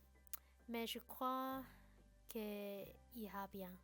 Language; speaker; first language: French; non-native, learner; Cantonese